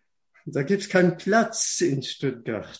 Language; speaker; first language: German; non-native, fluent; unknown